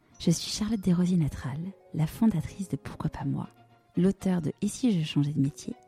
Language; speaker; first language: French; native; French